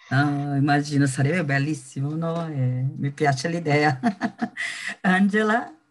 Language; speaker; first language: Italian; non-native, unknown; Portuguese